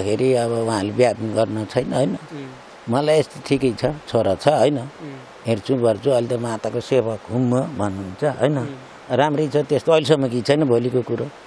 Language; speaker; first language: Nepali; native; Nepali